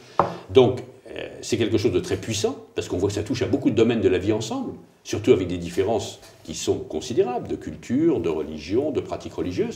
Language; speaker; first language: French; native; French